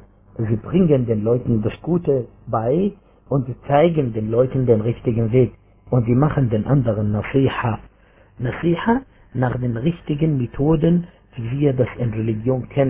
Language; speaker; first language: German; non-native, fluent; Arabic